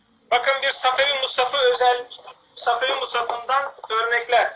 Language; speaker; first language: Turkish; native; Turkish